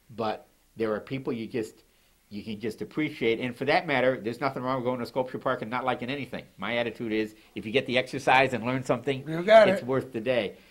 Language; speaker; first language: English; native; English